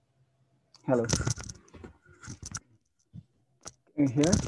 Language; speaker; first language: English; non-native, learner; Indonesian